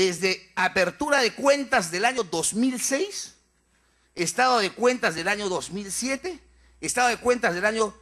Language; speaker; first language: Spanish; native; Spanish